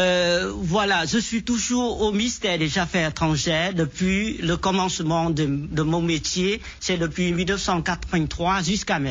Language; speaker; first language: French; non-native, fluent; Vietnamese